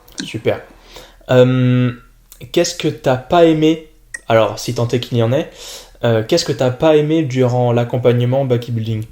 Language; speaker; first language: French; native; French